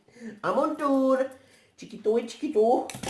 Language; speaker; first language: French; native; French